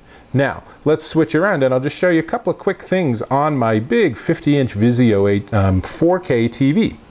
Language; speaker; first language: English; native; English